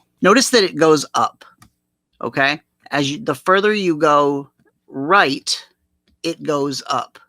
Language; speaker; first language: English; native; English